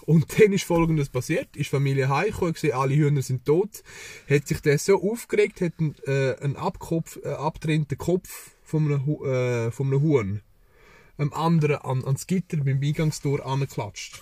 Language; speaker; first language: German; early bilingual, other home language; Serbian